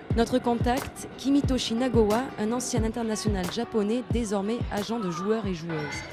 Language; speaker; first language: French; native; French